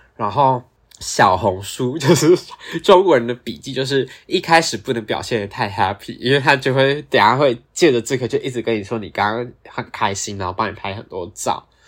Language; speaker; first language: Chinese; native; Chinese